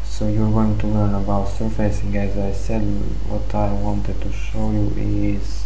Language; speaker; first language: English; non-native, fluent; Serbian